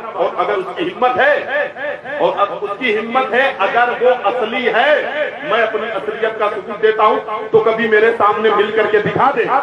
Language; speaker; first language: Urdu; native; Urdu